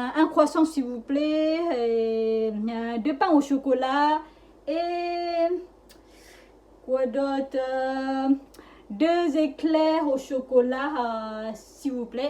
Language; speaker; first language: French; non-native, learner; Thai